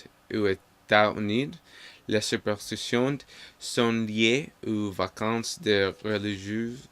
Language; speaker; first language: French; non-native, learner; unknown